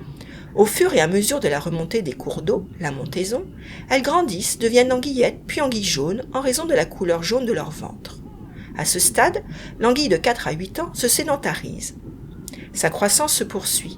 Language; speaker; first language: French; native; French